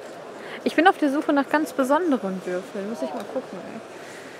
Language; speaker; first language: German; native; German